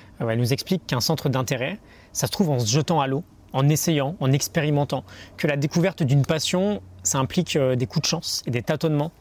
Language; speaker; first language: French; native; French